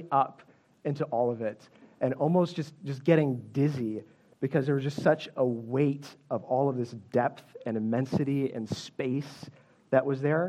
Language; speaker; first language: English; native; English